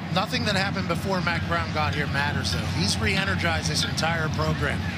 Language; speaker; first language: English; native; English